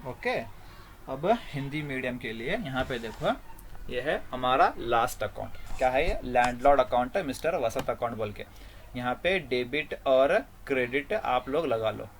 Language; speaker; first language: Hindi; non-native, local second language; Kannada